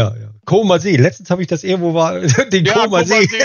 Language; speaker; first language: German; native; German